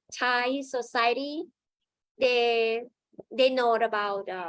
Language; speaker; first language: English; non-native, learner; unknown